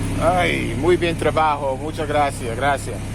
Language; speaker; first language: Spanish; non-native, learner; English